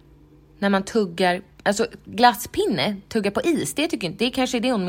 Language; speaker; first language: Swedish; native; Swedish